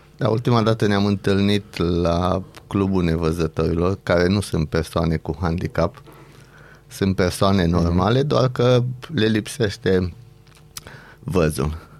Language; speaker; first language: Romanian; native; Romanian